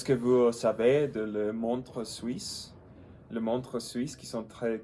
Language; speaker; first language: French; non-native, learner; English